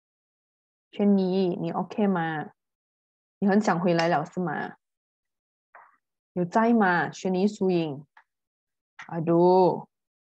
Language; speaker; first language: Chinese; native; Chinese